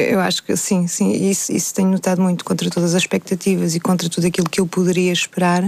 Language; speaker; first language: Portuguese; native; Portuguese